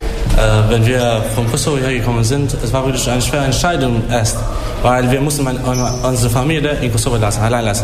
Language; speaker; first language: German; non-native, learner; Albanian